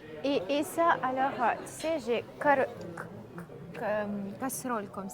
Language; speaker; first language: French; non-native, learner; Russian